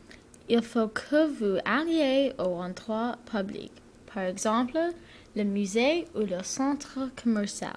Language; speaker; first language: French; non-native, learner; English